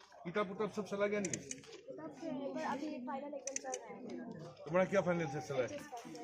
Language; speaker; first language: Hindi; non-native, local second language; Assamese